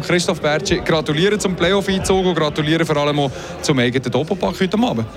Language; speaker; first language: German; native; German